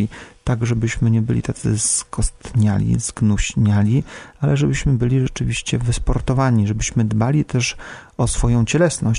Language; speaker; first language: Polish; native; Polish